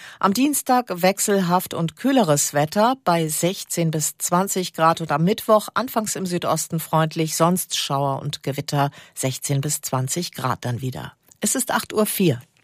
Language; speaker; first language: German; native; German